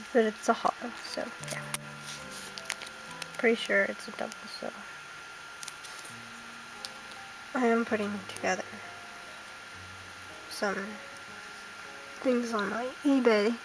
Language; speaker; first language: English; native; English